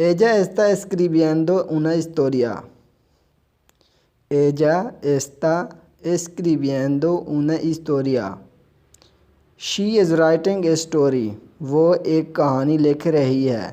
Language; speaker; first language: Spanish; non-native, fluent; Urdu